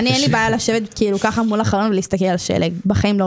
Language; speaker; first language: Hebrew; native; Hebrew